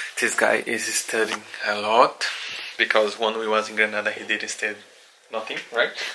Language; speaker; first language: English; non-native, learner; Portuguese